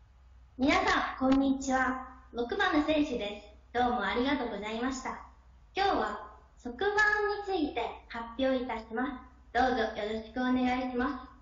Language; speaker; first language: Japanese; non-native, learner; Chinese